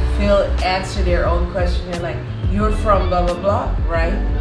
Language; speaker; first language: English; native; English